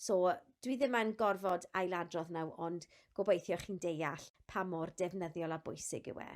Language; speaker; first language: Welsh; non-native, local second language; English